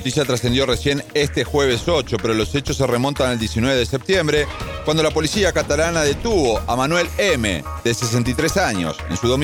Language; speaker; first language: Spanish; native; Spanish